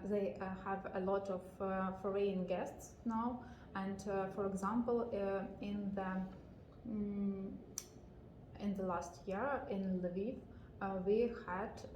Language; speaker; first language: English; non-native, learner; Ukrainian